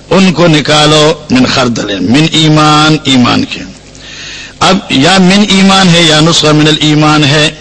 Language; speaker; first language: Urdu; non-native, local second language; Northern Hindko